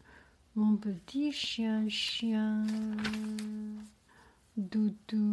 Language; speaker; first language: French; non-native, learner; Chinese